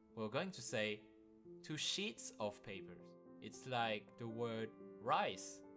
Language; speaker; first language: English; non-native, fluent; French